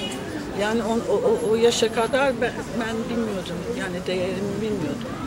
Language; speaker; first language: Turkish; non-native, fluent; English